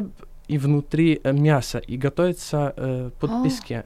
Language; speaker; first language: Russian; non-native, fluent; Arabic